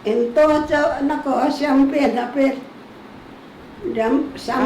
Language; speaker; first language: Chinese; non-native, local second language; Amis